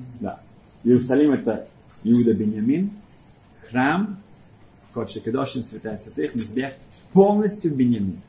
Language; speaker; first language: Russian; early bilingual, heritage; Russian